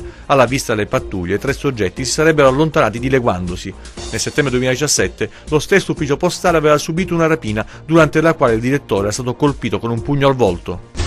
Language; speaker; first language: Italian; native; Italian